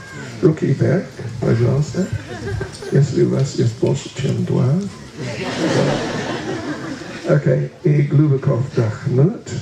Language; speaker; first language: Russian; non-native, learner; English